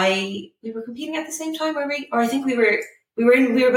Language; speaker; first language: English; native; English